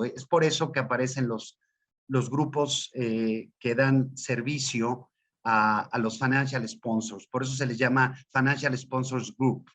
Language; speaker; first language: Spanish; native; Spanish